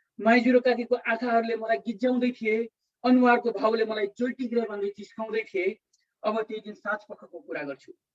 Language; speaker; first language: Nepali; native; Nepali